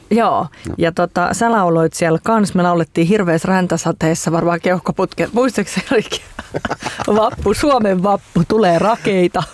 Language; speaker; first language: Finnish; native; Finnish